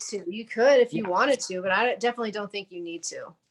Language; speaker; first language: English; native; English